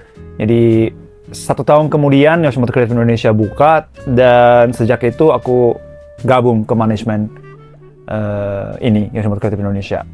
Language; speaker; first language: Indonesian; non-native, fluent; Japanese